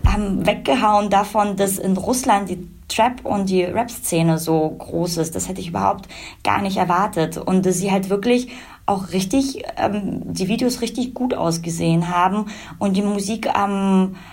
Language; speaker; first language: German; early bilingual, other home language; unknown